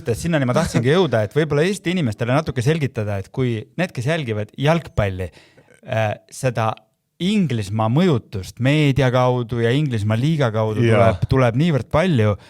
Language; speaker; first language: Estonian; native; Estonian